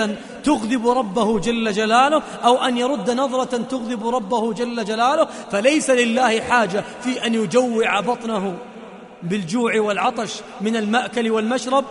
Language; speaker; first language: Arabic; native; Arabic